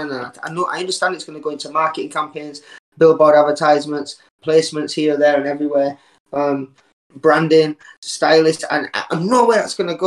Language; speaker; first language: English; native; English